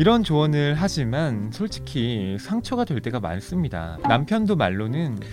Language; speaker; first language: Korean; native; Korean